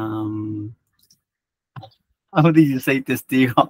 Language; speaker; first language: English; non-native, learner; Spanish